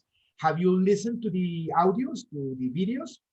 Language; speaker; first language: English; non-native, fluent; Spanish